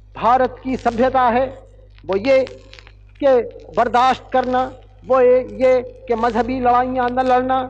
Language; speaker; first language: Hindi; native; Hindi